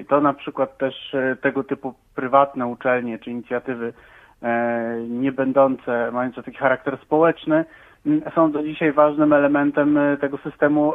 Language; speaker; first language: Polish; native; Polish